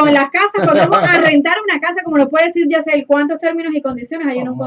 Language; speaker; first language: Spanish; native; Spanish